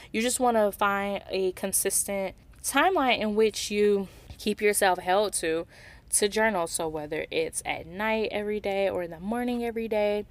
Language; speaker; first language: English; native; English